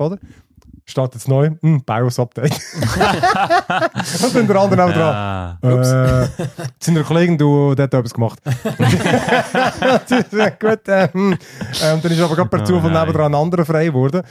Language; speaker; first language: German; native; German